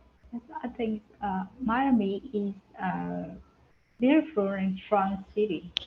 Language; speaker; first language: English; non-native, learner; Vietnamese